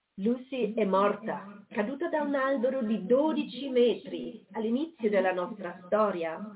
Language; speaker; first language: Italian; non-native, fluent; German